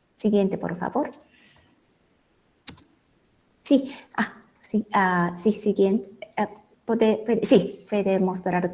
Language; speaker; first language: Spanish; non-native, fluent; Japanese